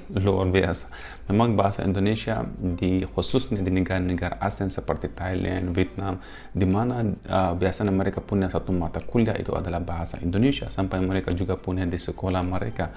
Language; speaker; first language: Indonesian; non-native, fluent; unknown